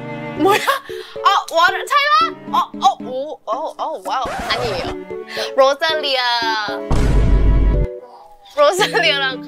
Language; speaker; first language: Korean; non-native, fluent; Thai